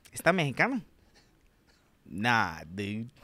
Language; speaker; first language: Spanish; non-native, learner; English